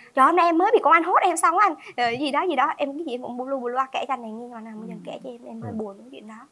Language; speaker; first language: Vietnamese; native; Vietnamese